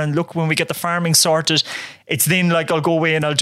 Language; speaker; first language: English; native; English